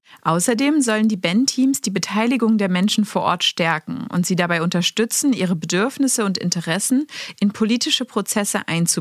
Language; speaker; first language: German; native; German